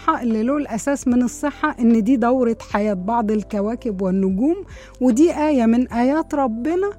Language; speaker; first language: Arabic; native; Arabic